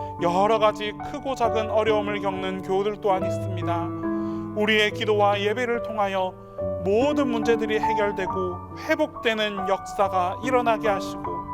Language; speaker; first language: Korean; native; Korean